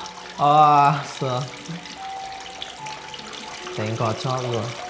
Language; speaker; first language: Vietnamese; non-native, fluent; Chinese